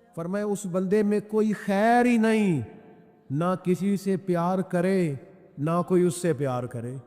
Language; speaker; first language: Urdu; non-native, local second language; Punjabi